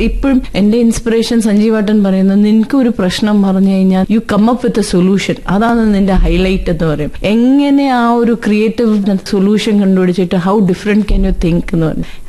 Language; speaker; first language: Malayalam; early bilingual, heritage; Malayalam